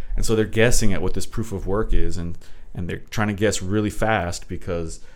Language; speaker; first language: English; early bilingual, other home language; Portuguese